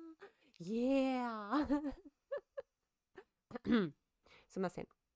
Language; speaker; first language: Japanese; non-native, learner; Russian